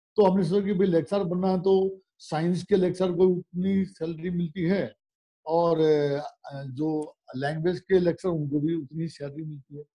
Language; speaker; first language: Hindi; native; Hindi